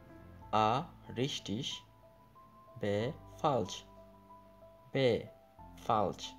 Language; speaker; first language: German; non-native, fluent; Bangla